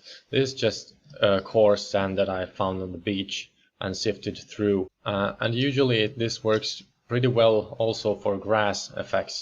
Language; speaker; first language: English; non-native, fluent; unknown